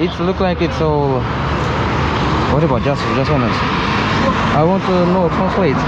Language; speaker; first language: English; non-native, learner; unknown